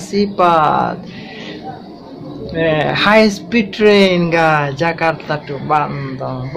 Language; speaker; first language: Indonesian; non-native, learner; Bangla